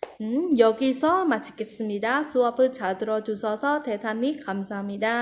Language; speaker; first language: Korean; non-native, fluent; Khmer